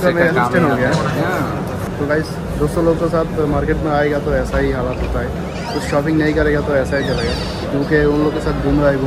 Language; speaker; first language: Hindi; non-native, learner; Bangla